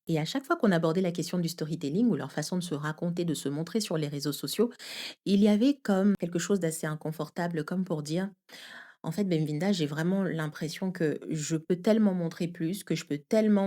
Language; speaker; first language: French; native; French